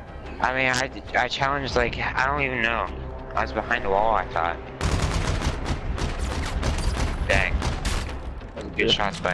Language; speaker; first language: English; native; English